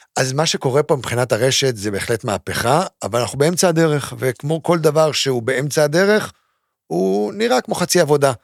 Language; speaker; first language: Hebrew; native; Hebrew